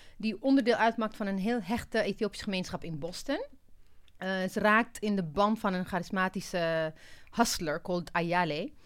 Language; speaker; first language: Dutch; non-native, fluent; Amharic